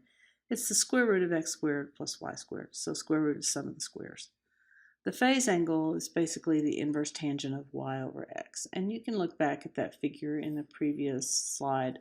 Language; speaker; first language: English; native; English